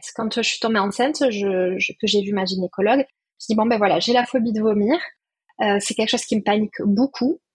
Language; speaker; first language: French; native; French